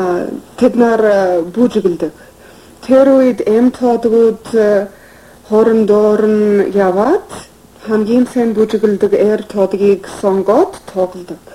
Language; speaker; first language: Mongolian; non-native, fluent; English